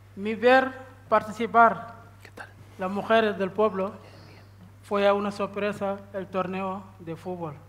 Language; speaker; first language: Spanish; non-native, learner; Wolof